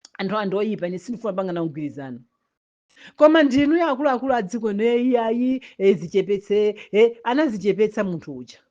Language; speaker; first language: Nyanja; native; Nyanja